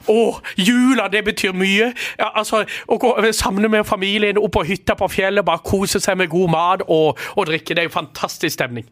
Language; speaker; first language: Norwegian; native; Norwegian